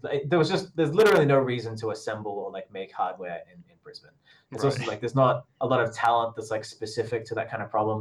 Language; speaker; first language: English; native; English